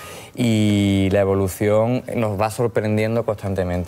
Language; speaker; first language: Spanish; native; Spanish